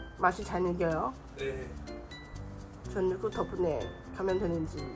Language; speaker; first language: Korean; non-native, fluent; Chinese